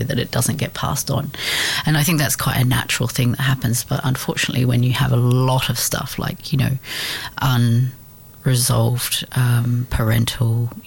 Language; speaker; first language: English; native; English